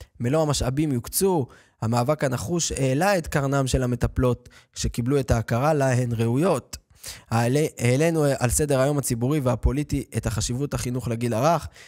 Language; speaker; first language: Hebrew; native; Hebrew